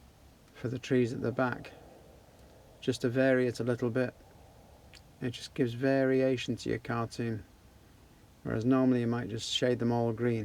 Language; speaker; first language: English; native; English